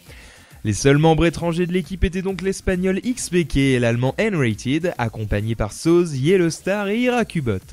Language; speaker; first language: French; native; French